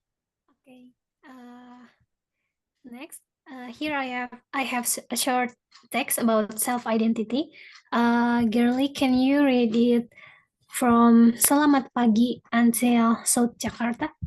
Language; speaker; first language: English; non-native, fluent; Indonesian